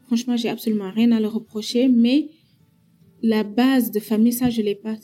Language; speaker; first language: French; non-native, local second language; Wolof